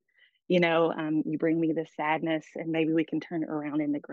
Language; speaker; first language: English; native; English